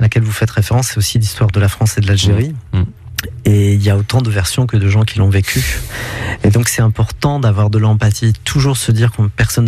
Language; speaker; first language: French; non-native, local second language; Kabyle